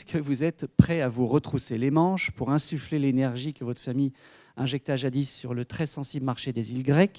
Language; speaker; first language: French; native; French